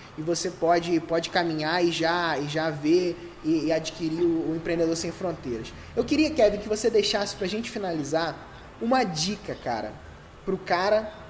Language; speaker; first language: Portuguese; native; Portuguese